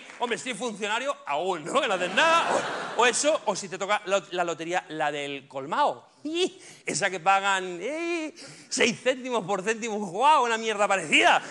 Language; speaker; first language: Spanish; native; Spanish